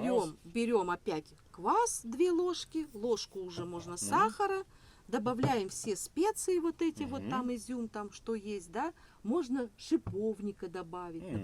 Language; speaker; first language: Russian; native; Russian